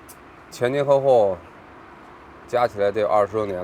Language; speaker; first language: Chinese; native; Chinese